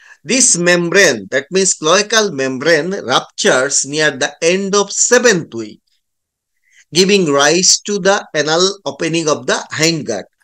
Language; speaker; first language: English; non-native, local second language; Bangla